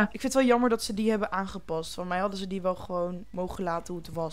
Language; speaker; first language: Dutch; native; Dutch